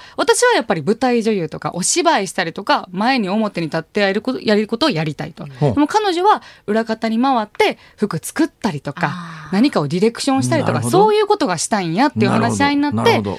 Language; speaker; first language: Japanese; native; Japanese